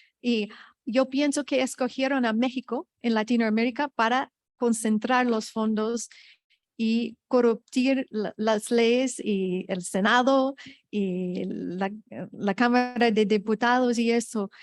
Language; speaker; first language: Spanish; non-native, fluent; English